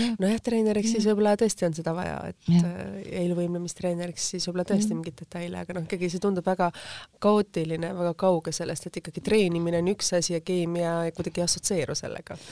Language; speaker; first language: Estonian; native; Estonian